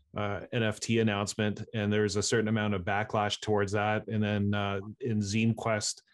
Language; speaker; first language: English; native; English